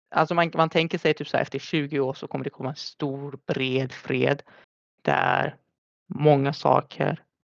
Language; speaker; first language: Swedish; early bilingual, other home language; Arabic